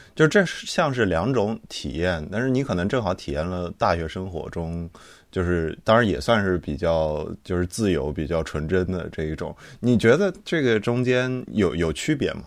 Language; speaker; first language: Chinese; native; Chinese